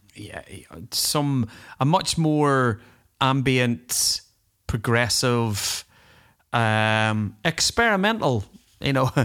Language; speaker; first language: English; native; English